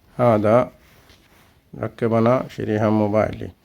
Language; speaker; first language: Arabic; non-native, learner; Bangla